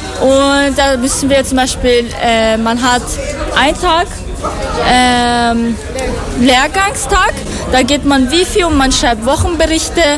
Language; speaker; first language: German; non-native, fluent; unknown